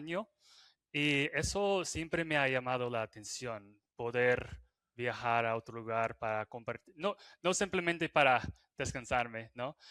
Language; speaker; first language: Spanish; non-native, fluent; English